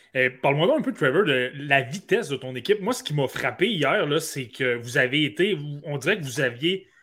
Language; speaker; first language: French; native; French